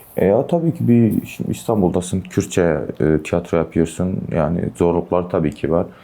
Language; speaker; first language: Turkish; non-native, local second language; Kurdish